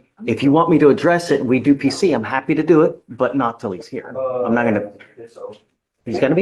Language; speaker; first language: English; native; English